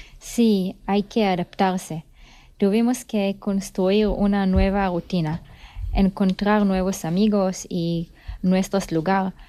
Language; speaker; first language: Spanish; non-native, fluent; Hebrew